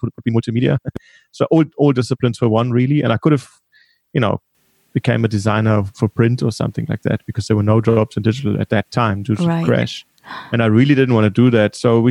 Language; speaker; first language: English; non-native, fluent; German